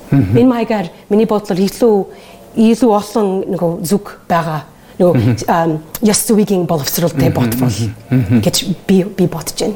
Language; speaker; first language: Mongolian; non-native, learner; English